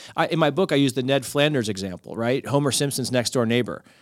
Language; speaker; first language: English; native; English